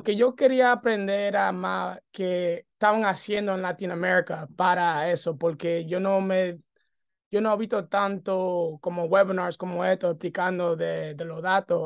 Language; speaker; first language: Spanish; early bilingual, heritage; English